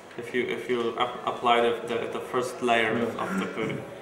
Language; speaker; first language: English; non-native, fluent; Polish